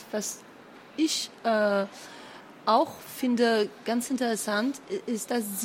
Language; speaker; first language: German; non-native, fluent; French